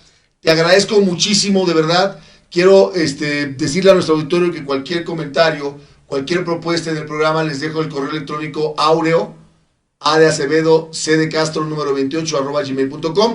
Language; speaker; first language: Spanish; native; Spanish